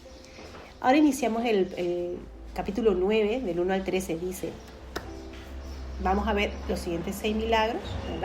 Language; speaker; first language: Spanish; native; Spanish